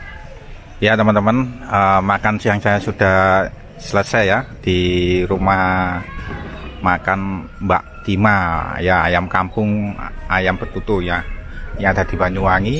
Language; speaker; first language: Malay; non-native, local second language; Javanese